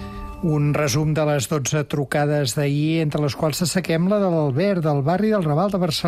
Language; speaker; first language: Catalan; native; Catalan